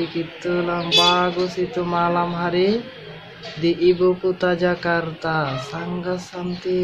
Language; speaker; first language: Indonesian; non-native, learner; Bangla